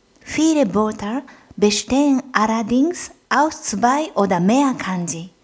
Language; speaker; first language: German; non-native, fluent; Japanese